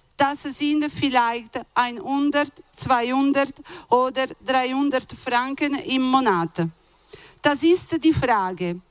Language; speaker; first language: German; non-native, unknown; Italian